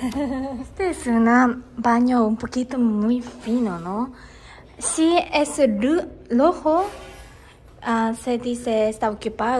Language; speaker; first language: Spanish; non-native, fluent; Japanese